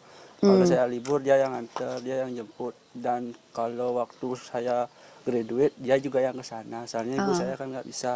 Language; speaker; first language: Indonesian; non-native, local second language; Balinese